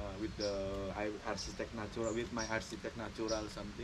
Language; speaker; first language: English; non-native, learner; Indonesian